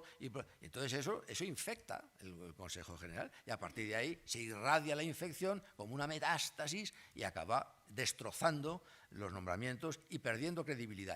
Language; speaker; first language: Spanish; native; Spanish